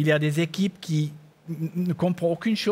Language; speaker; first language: French; non-native, learner; German